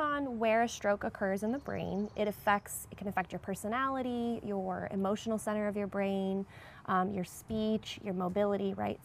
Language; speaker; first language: English; native; English